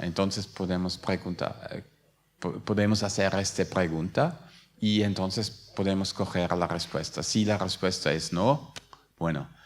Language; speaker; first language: Spanish; non-native, fluent; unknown